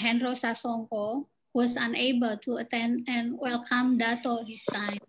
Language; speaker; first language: English; non-native, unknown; Indonesian